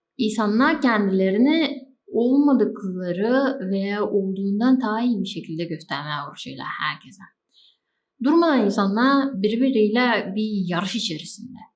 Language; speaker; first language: Turkish; native; Turkish